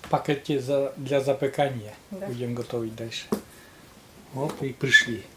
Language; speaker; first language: Russian; native; Russian